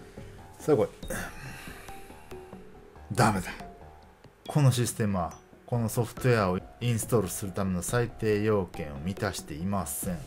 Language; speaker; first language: Japanese; native; Japanese